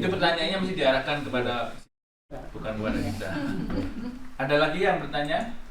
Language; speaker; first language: Indonesian; native; Indonesian